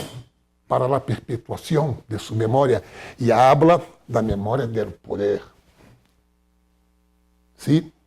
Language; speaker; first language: Spanish; non-native, fluent; Portuguese